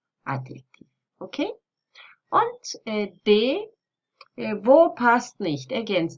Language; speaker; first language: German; non-native, fluent; Spanish